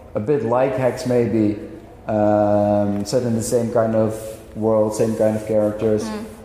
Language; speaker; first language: English; non-native, fluent; Dutch